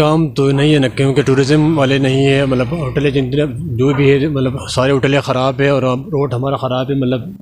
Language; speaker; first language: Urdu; non-native, local second language; Pashto